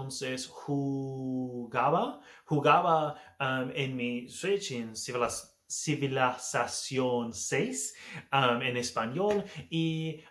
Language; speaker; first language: Spanish; non-native, learner; English